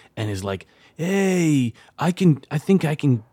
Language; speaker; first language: English; early bilingual, other home language; French